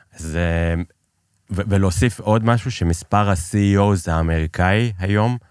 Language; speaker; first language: Hebrew; early bilingual, other home language; Persian